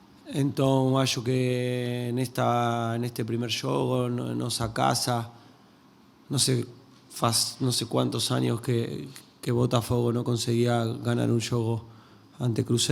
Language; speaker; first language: Portuguese; non-native, learner; Spanish